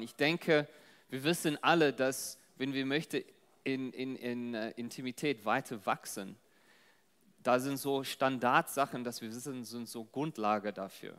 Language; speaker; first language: German; non-native, fluent; English